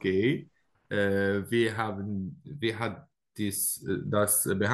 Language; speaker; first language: German; non-native, learner; Arabic